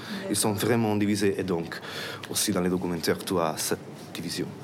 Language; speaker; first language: French; non-native, fluent; Italian